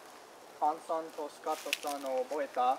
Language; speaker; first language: Japanese; non-native, learner; English